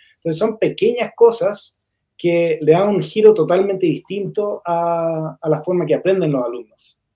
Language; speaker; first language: Spanish; non-native, fluent; English